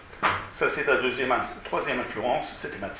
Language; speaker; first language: French; non-native, fluent; Italian